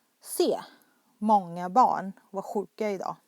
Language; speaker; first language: Swedish; non-native, fluent; Thai